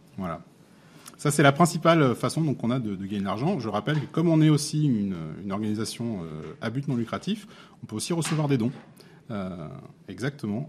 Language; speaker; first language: French; native; French